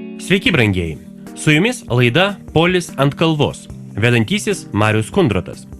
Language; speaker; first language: Lithuanian; native; Lithuanian